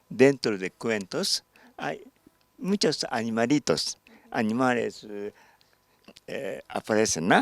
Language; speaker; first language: Spanish; non-native, learner; Japanese